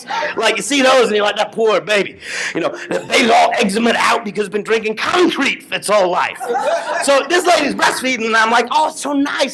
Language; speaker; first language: English; native; English